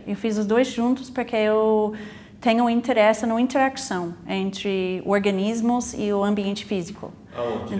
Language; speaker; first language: Portuguese; non-native, fluent; English